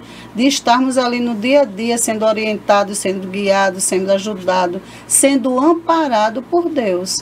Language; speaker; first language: Portuguese; native; Portuguese